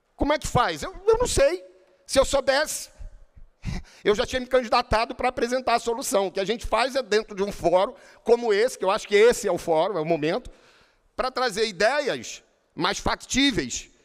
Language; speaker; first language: Portuguese; native; Portuguese